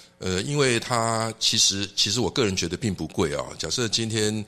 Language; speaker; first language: Chinese; native; Chinese